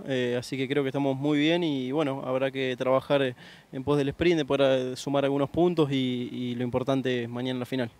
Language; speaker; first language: Spanish; native; Spanish